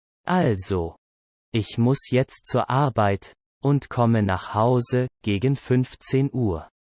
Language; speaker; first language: German; non-native, learner; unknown